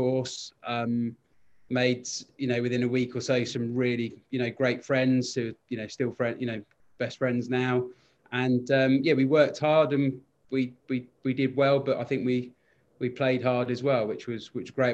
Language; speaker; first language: English; native; English